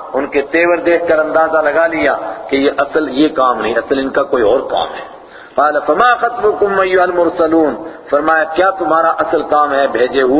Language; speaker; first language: Urdu; non-native, local second language; Punjabi